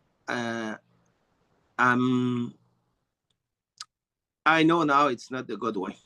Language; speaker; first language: English; non-native, learner; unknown